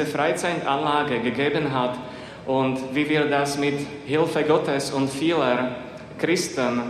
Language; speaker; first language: German; non-native, fluent; Slovak